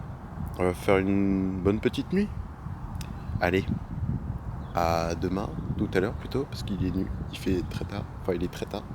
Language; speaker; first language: French; native; French